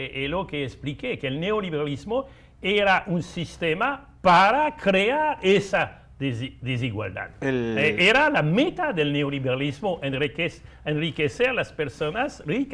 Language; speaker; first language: Spanish; non-native, fluent; French